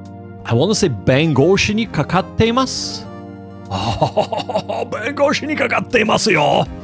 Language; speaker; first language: Japanese; non-native, learner; English